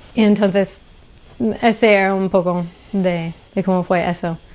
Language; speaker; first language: Spanish; non-native, fluent; English